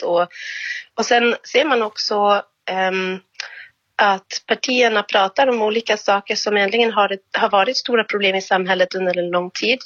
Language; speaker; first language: Swedish; non-native, fluent; German